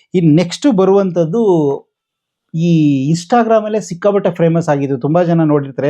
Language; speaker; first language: Kannada; native; Kannada